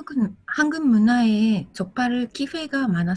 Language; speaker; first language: Korean; non-native, fluent; Japanese